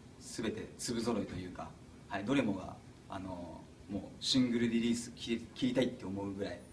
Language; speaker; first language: Japanese; native; Japanese